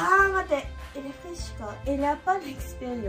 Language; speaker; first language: French; non-native, learner; Japanese